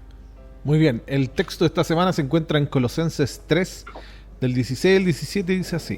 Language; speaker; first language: Spanish; native; Spanish